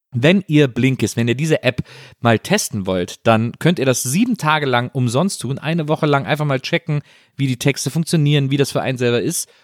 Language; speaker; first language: German; native; German